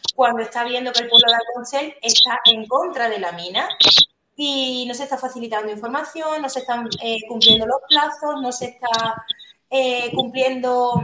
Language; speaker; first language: Spanish; native; Spanish